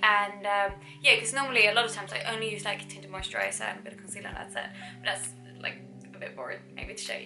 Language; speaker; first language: English; non-native, fluent; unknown